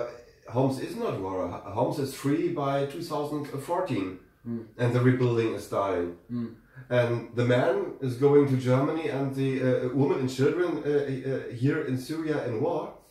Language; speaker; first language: English; non-native, learner; German